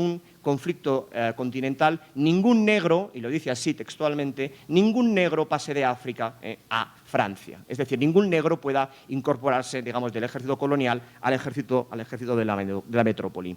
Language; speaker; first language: Spanish; native; Spanish